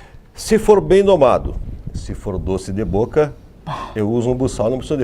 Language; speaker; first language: Portuguese; native; Portuguese